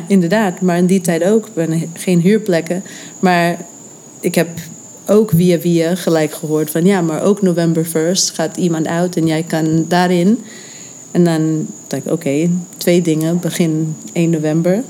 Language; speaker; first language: Dutch; non-native, fluent; English